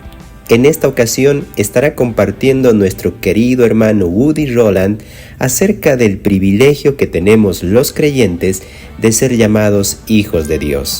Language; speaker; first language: Spanish; native; Spanish